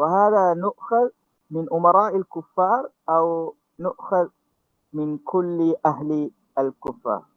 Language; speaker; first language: Arabic; non-native, learner; Malay